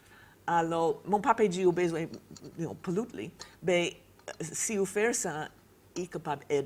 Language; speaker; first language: Haitian Creole; non-native, fluent; English